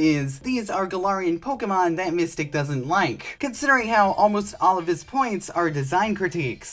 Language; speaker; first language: English; native; English